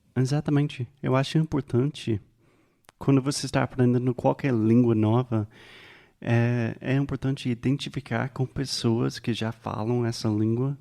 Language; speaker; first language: Portuguese; non-native, fluent; English